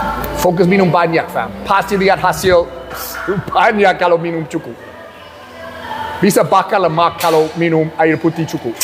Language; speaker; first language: Indonesian; non-native, learner; English